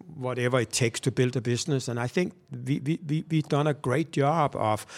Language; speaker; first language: English; non-native, fluent; Danish